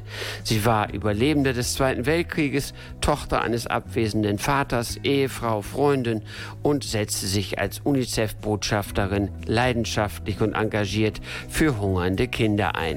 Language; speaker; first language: German; native; German